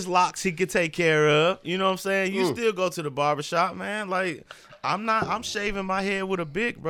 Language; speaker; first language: English; native; English